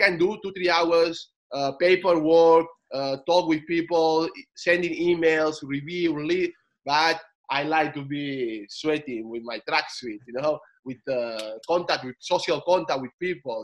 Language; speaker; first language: English; non-native, fluent; Spanish